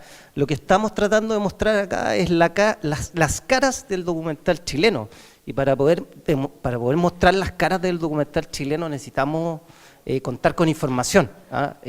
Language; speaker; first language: Spanish; native; Spanish